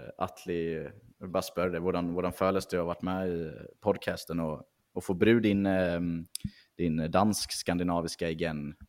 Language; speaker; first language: Swedish; native; Swedish